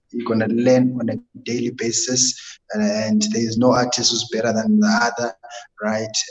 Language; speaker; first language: English; non-native, local second language; North Ndebele